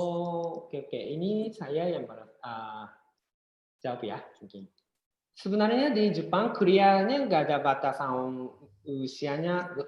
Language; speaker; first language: Indonesian; non-native, fluent; Japanese